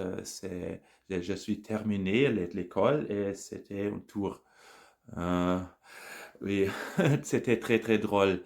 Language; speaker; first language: French; non-native, learner; German